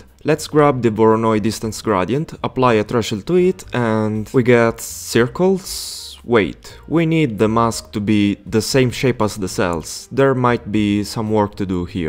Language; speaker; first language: English; non-native, fluent; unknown